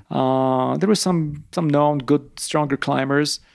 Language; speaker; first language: English; non-native, fluent; Polish